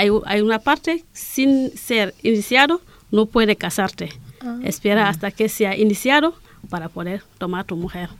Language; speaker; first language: Spanish; non-native, learner; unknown